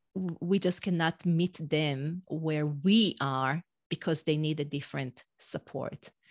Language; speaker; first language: English; non-native, fluent; Hebrew